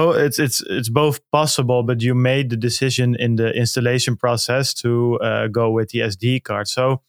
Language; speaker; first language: English; non-native, fluent; Dutch